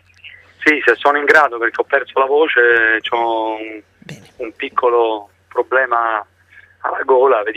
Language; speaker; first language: Italian; native; Italian